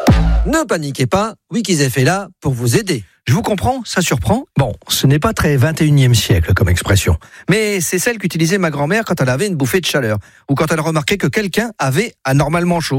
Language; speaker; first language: French; native; French